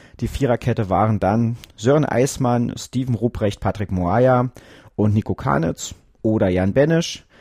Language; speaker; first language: German; native; German